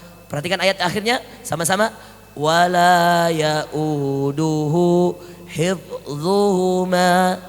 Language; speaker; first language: Indonesian; native; Indonesian